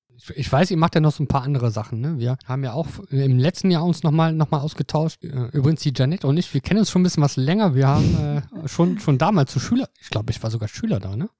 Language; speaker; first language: German; native; German